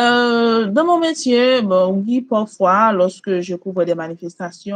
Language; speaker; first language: French; non-native, local second language; Haitian Creole